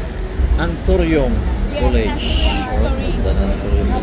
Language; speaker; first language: English; non-native, learner; Thai